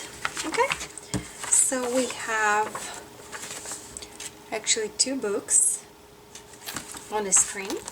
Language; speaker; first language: English; non-native, fluent; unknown